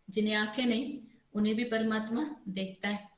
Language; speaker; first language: Hindi; non-native, local second language; Marathi